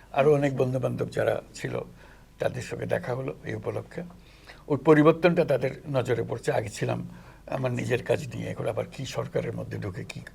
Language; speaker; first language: Bangla; native; Bangla